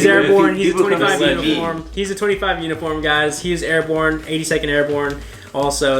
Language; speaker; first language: English; native; English